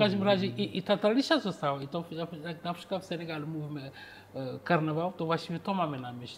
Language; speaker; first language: Polish; non-native, fluent; Wolof